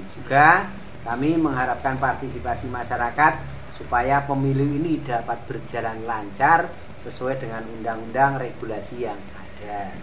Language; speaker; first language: Indonesian; native; Indonesian